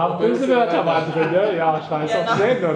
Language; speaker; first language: German; native; German